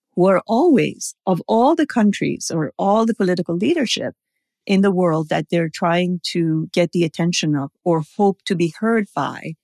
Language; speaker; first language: English; non-native, fluent; Persian